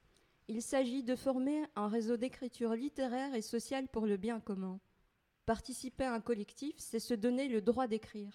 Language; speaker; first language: French; native; French